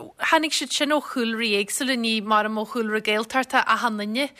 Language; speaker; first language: Irish; native; Irish